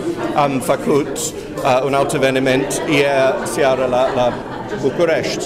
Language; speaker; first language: Romanian; non-native, fluent; English